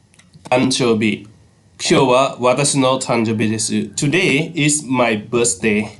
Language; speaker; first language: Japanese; non-native, fluent; Khmer